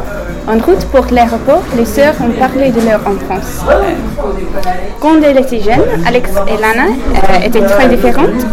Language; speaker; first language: French; non-native, learner; English